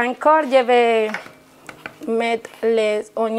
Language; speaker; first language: French; non-native, learner; Spanish